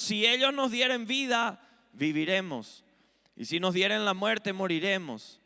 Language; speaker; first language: Spanish; native; Spanish